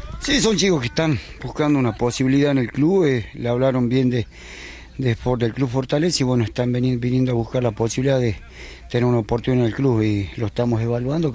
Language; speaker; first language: Spanish; native; Spanish